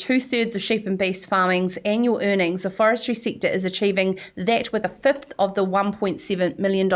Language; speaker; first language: English; native; English